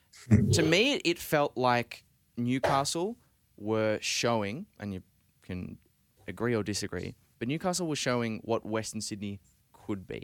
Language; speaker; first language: English; native; English